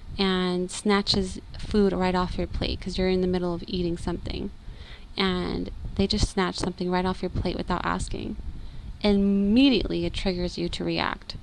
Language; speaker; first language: English; native; English